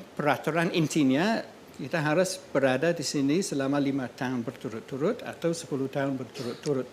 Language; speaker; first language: Indonesian; non-native, fluent; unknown